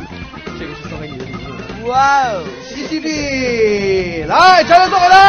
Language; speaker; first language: Chinese; native; Chinese